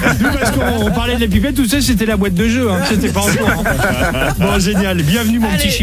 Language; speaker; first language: French; native; French